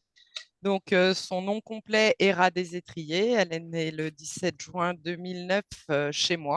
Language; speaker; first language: French; native; French